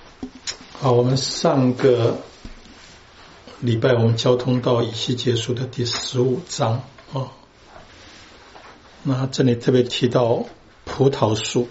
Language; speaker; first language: Chinese; native; Chinese